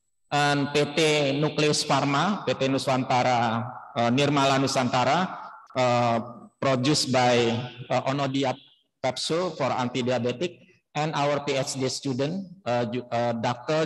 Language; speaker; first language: English; non-native, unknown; Indonesian